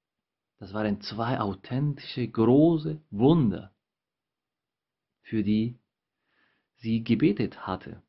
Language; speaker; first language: German; non-native, fluent; Spanish